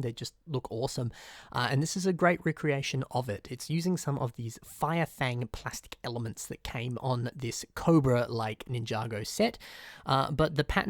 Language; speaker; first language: English; native; English